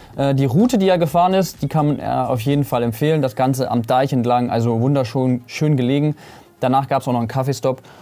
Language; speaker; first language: German; native; German